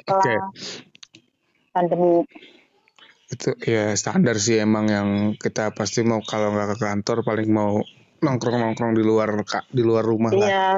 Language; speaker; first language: Indonesian; native; Indonesian